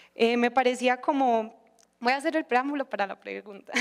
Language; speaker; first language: Spanish; native; Spanish